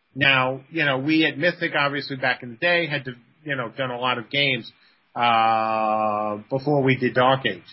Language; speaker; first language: English; native; English